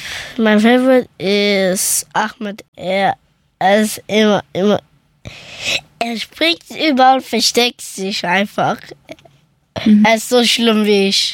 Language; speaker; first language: German; early bilingual, other home language; Persian